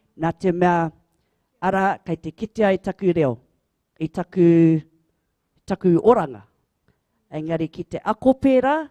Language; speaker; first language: Māori; non-native, local second language; English